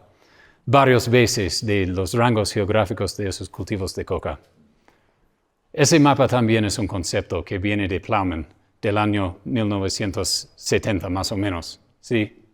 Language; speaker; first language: Spanish; non-native, fluent; English